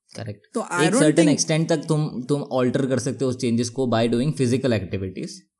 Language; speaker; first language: Hindi; non-native, local second language; Marathi